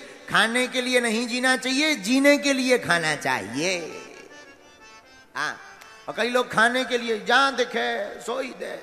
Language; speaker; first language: Hindi; native; Hindi